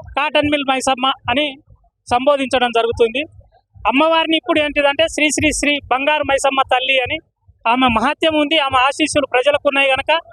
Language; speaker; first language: Telugu; native; Telugu